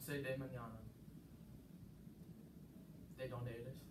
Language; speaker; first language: Spanish; non-native, learner; English